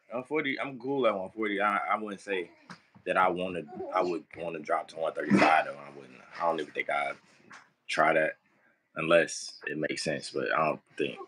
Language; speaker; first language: English; native; English